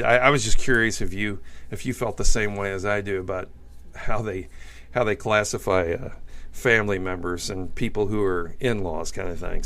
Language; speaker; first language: English; native; English